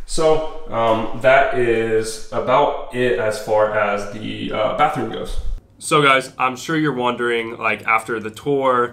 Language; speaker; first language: English; native; English